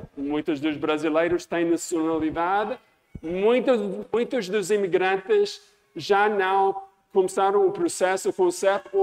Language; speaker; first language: Portuguese; non-native, fluent; English